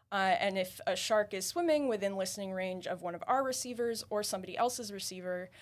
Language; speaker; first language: English; native; English